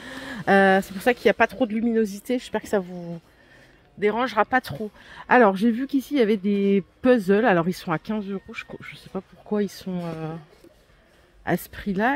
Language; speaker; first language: French; native; French